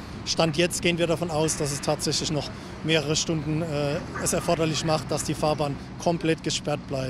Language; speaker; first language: German; native; German